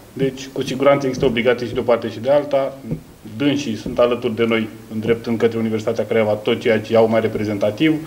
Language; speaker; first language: Romanian; native; Romanian